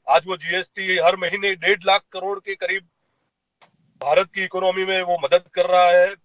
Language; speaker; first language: Hindi; non-native, local second language; Gujarati